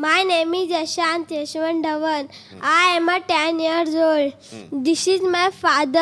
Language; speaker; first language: English; non-native, learner; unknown